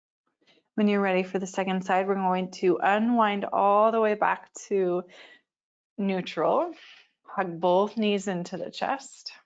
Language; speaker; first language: English; native; English